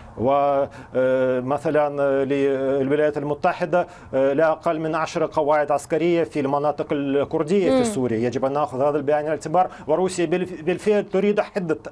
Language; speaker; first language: Arabic; non-native, fluent; Russian